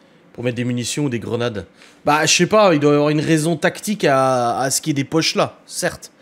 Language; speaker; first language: French; native; French